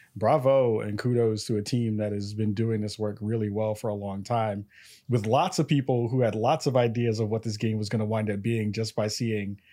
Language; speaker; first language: English; native; English